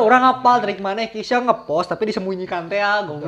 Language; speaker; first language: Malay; non-native, local second language; Sundanese